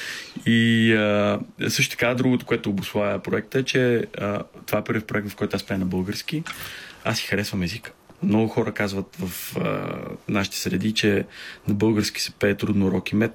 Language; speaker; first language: Bulgarian; native; Bulgarian